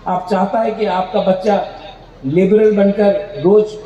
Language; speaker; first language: Hindi; non-native, local second language; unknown